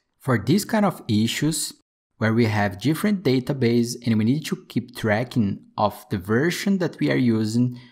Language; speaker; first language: English; non-native, fluent; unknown